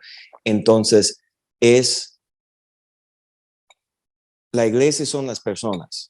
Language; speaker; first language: Spanish; early bilingual, heritage; Spanish